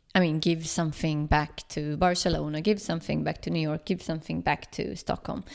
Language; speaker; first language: English; non-native, fluent; Swedish